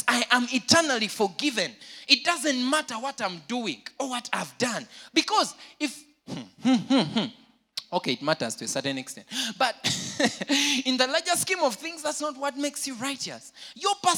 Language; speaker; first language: English; non-native, local second language; Ganda